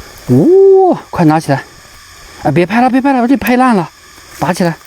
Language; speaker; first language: Chinese; native; Chinese